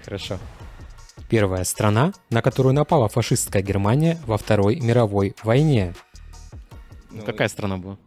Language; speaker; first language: Russian; native; Russian